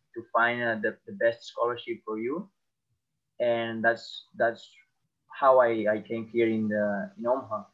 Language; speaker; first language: English; non-native, fluent; Catalan